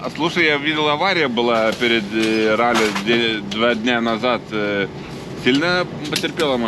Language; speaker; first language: Russian; non-native, fluent; Lithuanian